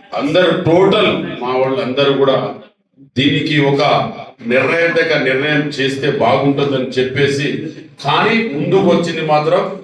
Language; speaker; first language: Telugu; non-native, local second language; Lambadi